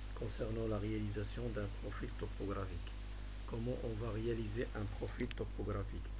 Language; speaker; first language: French; non-native, local second language; Arabic